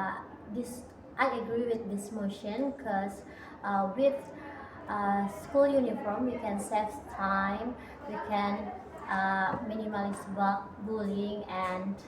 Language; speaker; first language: English; non-native, learner; Indonesian